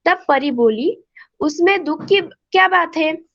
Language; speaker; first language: Hindi; non-native, local second language; Marathi